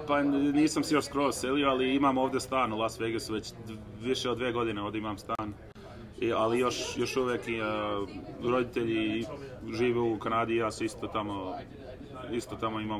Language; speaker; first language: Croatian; early bilingual, heritage; Serbian